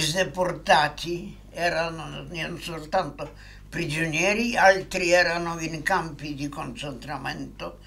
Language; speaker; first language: Italian; non-native, fluent; Polish